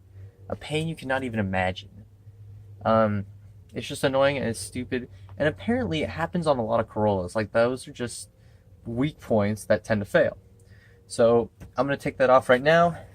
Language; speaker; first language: English; native; English